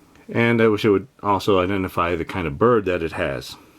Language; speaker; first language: English; native; English